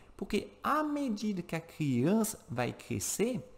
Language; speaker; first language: Portuguese; non-native, fluent; French